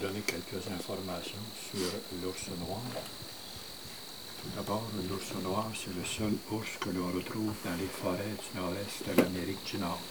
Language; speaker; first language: French; native; French